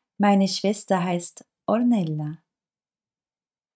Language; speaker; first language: German; non-native, fluent; Turkish